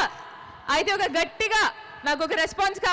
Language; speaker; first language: Telugu; non-native, fluent; Malayalam